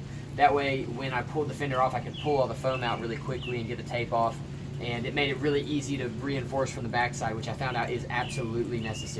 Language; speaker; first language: English; native; English